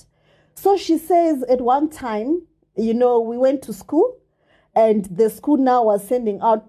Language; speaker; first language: English; non-native, local second language; Shona